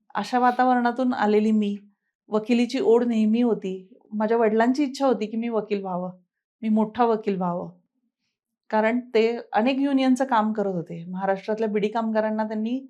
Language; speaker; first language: Marathi; native; Marathi